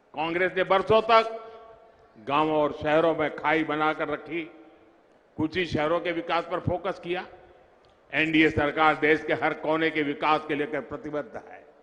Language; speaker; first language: Hindi; non-native, local second language; Gujarati